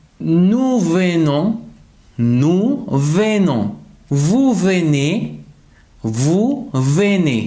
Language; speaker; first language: French; non-native, fluent; Spanish